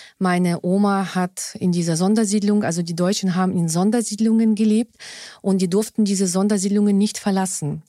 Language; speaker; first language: German; non-native, fluent; Russian